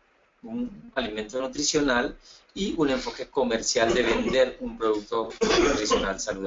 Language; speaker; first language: Spanish; native; Spanish